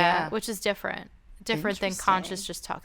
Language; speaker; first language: English; native; English